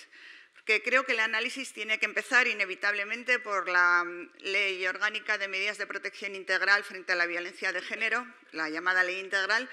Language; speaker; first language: Spanish; native; Spanish